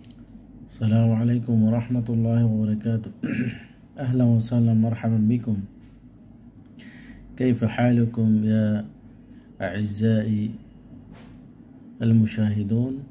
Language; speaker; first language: Arabic; non-native, fluent; Bangla